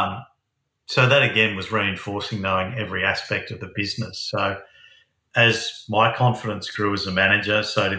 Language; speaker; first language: English; native; English